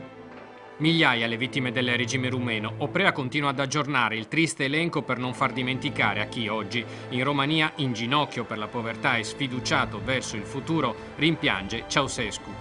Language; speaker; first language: Italian; native; Italian